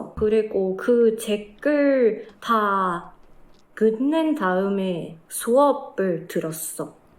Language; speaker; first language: Korean; non-native, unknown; Thai